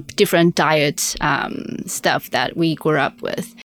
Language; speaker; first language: English; non-native, fluent; Chinese